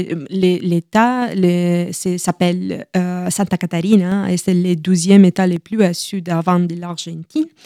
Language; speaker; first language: French; non-native, learner; Italian